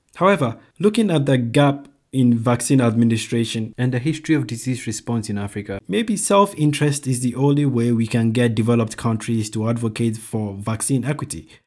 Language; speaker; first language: English; non-native, local second language; Akan